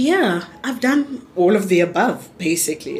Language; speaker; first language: English; non-native, local second language; Tswana